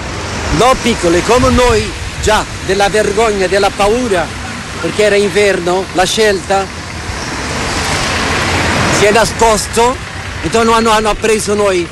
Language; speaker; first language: Italian; non-native, fluent; Portuguese